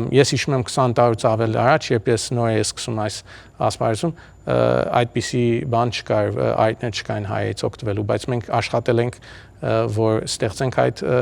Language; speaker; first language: Armenian; early bilingual, heritage; Armenian